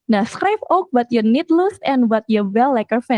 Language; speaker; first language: Dutch; non-native, fluent; Indonesian